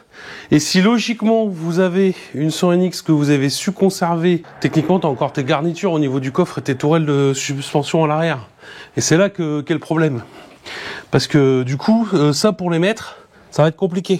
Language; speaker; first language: French; native; French